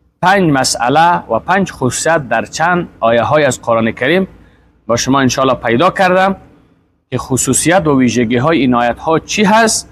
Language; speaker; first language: Persian; native; Persian